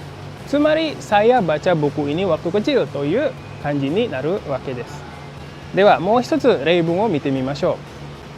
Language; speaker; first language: Japanese; non-native, fluent; Indonesian